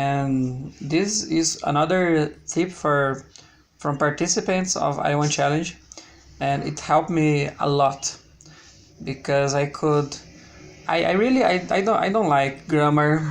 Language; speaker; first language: English; non-native, learner; Portuguese